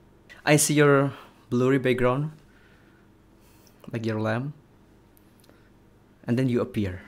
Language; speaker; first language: English; non-native, learner; Indonesian